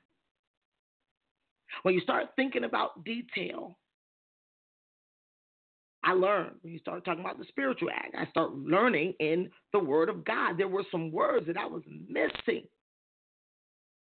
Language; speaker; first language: English; native; English